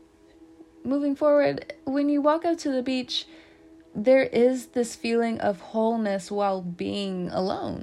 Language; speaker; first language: English; native; English